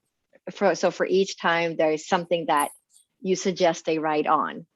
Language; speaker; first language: English; native; English